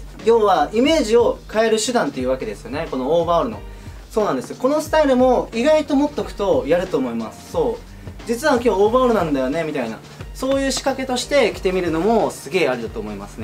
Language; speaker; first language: Japanese; native; Japanese